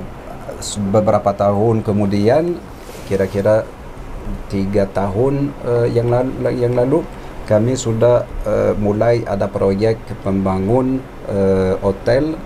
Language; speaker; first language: Indonesian; non-native, fluent; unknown